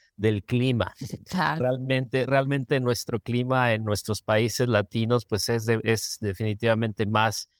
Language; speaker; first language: Spanish; native; Spanish